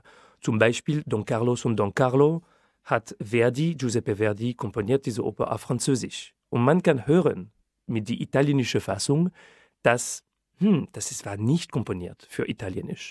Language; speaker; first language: German; non-native, fluent; French